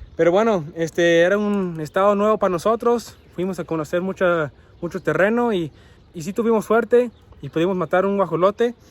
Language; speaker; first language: Spanish; early bilingual, other home language; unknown